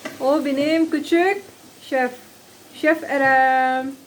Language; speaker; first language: Turkish; non-native, learner; Cebuano